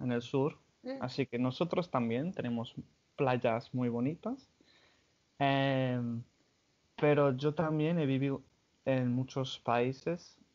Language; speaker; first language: Spanish; non-native, fluent; English